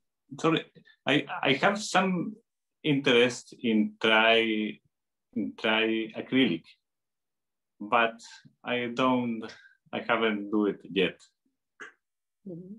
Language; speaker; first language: English; non-native, fluent; Spanish